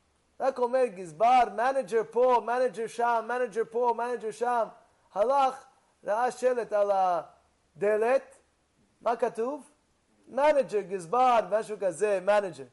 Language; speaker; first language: Hebrew; non-native, fluent; English